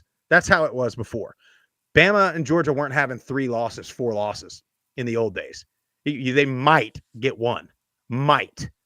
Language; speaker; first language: English; native; English